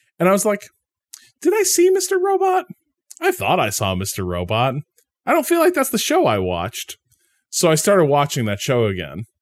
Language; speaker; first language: English; native; English